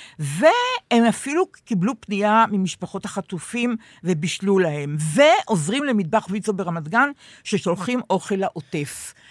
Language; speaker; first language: Hebrew; native; Hebrew